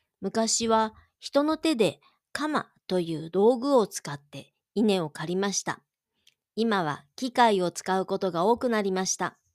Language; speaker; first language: Japanese; native; Japanese